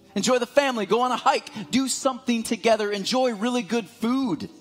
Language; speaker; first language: English; native; English